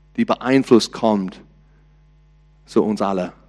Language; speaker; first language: German; non-native, learner; English